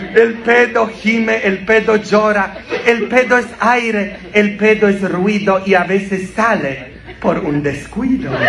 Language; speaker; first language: Spanish; non-native, fluent; Polish